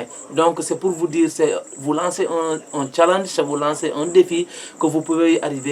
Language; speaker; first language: French; non-native, local second language; Mandingo